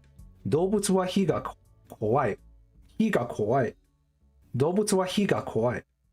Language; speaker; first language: Japanese; non-native, learner; English